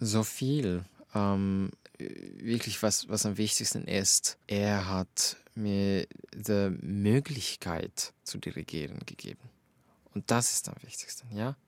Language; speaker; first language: German; non-native, fluent; Finnish